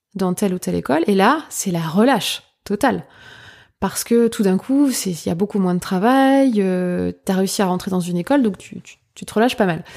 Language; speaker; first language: French; native; French